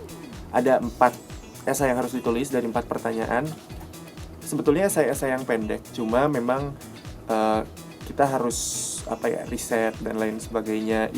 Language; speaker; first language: Indonesian; native; Indonesian